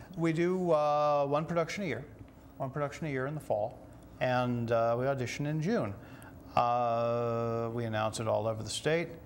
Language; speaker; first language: English; native; English